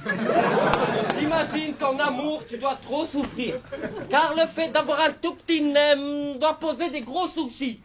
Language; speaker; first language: French; native; French